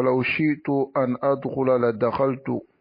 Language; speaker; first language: Arabic; non-native, fluent; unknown